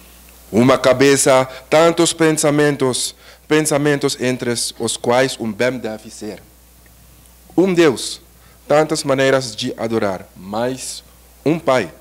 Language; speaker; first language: Portuguese; non-native, learner; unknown